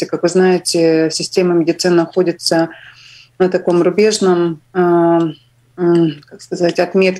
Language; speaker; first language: Russian; non-native, local second language; Latvian